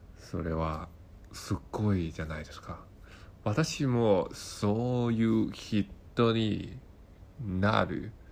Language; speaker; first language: Japanese; non-native, learner; Cantonese